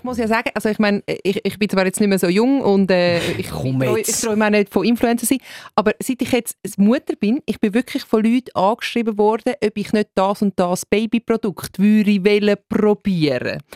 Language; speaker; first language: German; native; German